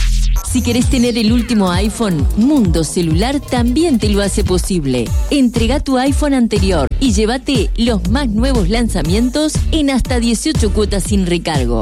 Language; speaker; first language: Spanish; native; Spanish